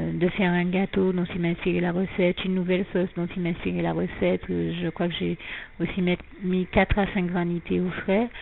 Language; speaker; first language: French; native; French